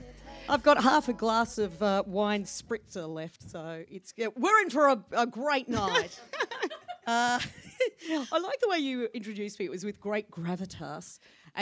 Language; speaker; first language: English; native; English